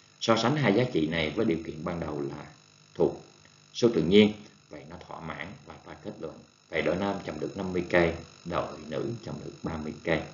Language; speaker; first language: Vietnamese; native; Vietnamese